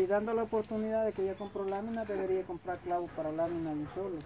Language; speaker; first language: Spanish; native; Spanish